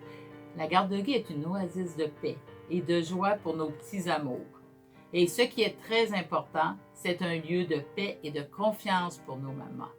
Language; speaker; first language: French; native; French